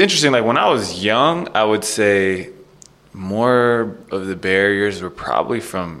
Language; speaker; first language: English; native; English